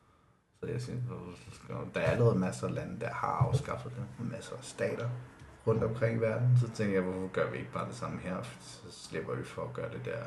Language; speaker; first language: Danish; non-native, local second language; Kalaallisut